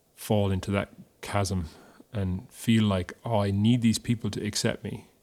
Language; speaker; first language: English; native; English